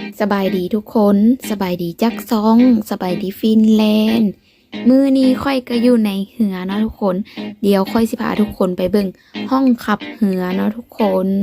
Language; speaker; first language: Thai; non-native, local second language; Lao